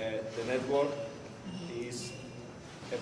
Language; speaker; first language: English; non-native, learner; Spanish